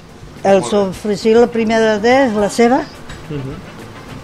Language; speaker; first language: Catalan; non-native, local second language; Spanish